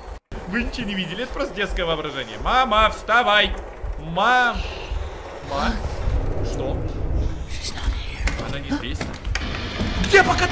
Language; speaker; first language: Russian; native; Russian